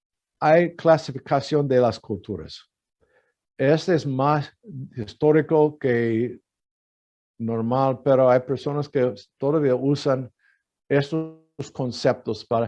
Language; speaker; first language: Spanish; non-native, fluent; English